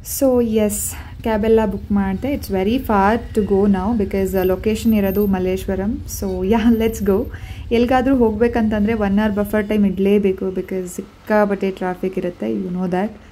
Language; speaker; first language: Kannada; native; Kannada